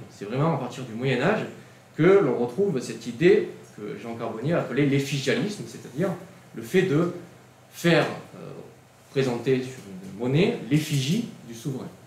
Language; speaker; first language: French; native; French